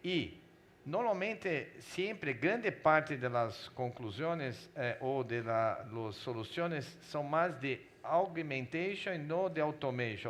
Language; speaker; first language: Spanish; non-native, fluent; Portuguese